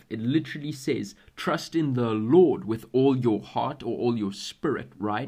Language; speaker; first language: English; native; English